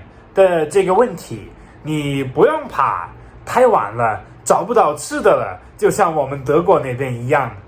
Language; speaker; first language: Chinese; non-native, fluent; German